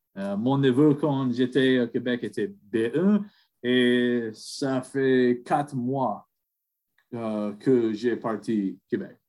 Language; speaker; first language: French; non-native, learner; English